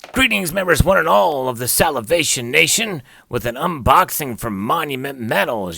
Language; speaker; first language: English; native; English